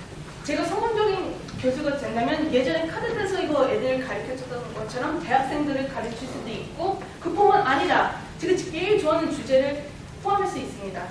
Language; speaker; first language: Korean; early bilingual, heritage; Korean